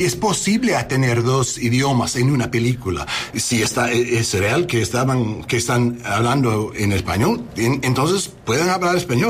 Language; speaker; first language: Spanish; non-native, learner; English